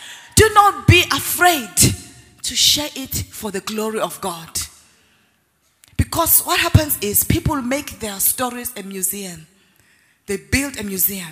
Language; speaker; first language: English; non-native, local second language; Zulu